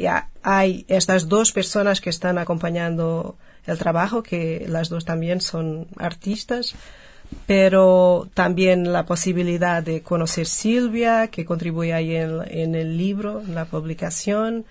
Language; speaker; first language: Spanish; non-native, fluent; Portuguese